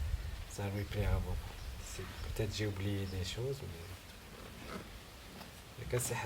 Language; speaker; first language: French; non-native, local second language; Arabic